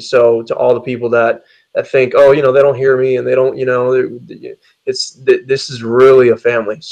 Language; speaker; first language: English; native; English